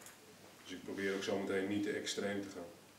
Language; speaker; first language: Dutch; native; Dutch